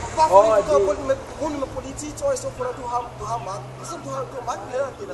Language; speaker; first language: Danish; non-native, fluent; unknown